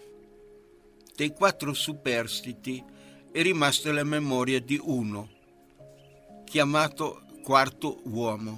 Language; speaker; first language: Italian; non-native, fluent; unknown